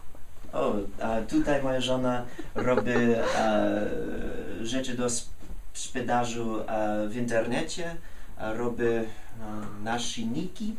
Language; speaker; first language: Polish; non-native, learner; English